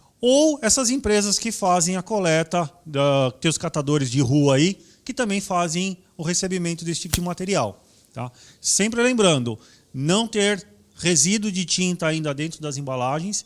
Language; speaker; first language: Portuguese; native; Portuguese